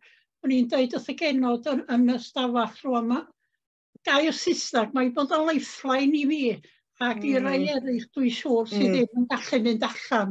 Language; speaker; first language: Welsh; native; Welsh